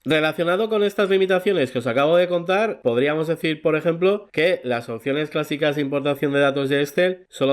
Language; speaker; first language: Spanish; native; Spanish